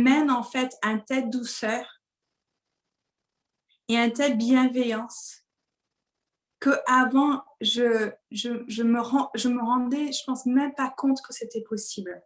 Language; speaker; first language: French; native; French